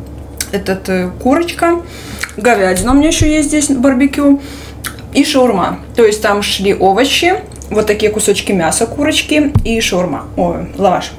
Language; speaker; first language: Russian; native; Russian